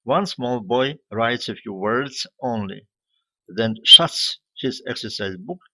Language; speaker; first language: English; non-native, fluent; Ukrainian